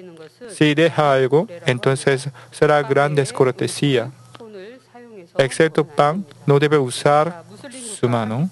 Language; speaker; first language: Spanish; non-native, learner; Korean